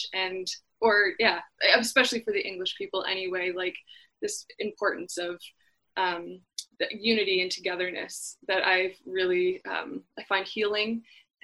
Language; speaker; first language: English; native; English